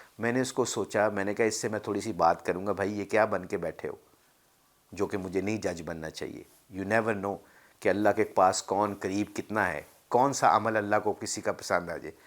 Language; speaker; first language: Urdu; non-native, local second language; Punjabi